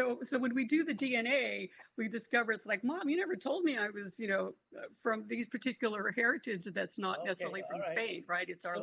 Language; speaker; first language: English; non-native, local second language; Spanish